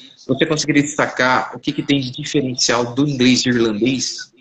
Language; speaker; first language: Portuguese; native; Portuguese